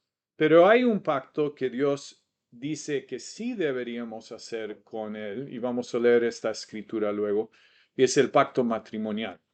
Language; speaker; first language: Spanish; non-native, fluent; English